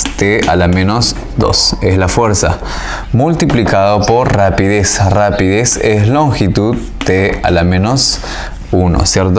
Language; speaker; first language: Spanish; native; Spanish